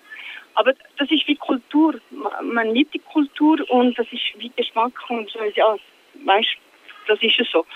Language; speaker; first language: German; non-native, local second language; French